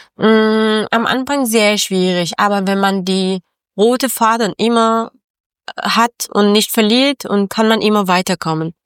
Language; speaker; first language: German; non-native, learner; Persian